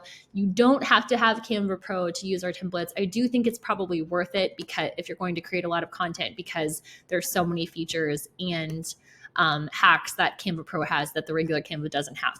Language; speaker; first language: English; native; English